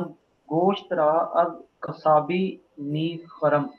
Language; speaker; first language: Persian; non-native, learner; Urdu